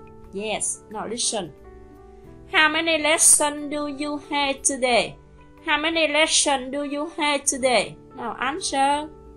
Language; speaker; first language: English; non-native, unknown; Vietnamese